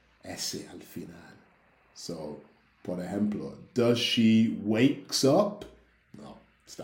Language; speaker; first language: Spanish; non-native, fluent; English